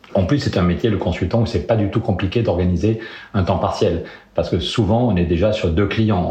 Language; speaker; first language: French; native; French